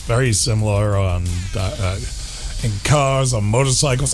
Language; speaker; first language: English; native; English